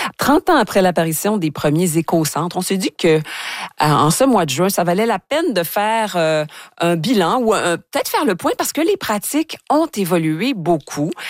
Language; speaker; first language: French; native; French